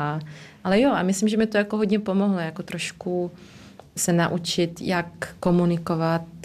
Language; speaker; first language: Czech; early bilingual, heritage; Czech